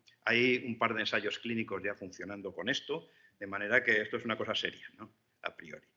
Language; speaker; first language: Spanish; native; Spanish